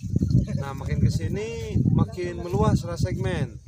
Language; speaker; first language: Indonesian; native; Indonesian